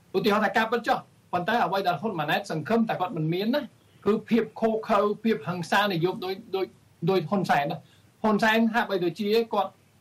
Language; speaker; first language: Khmer; early bilingual, heritage; Khmer